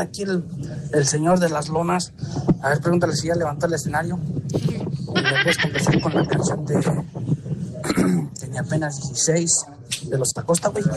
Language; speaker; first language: Spanish; native; Spanish